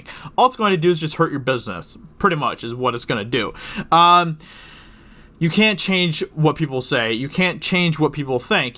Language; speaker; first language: English; native; English